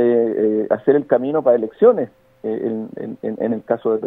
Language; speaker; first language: Spanish; native; Spanish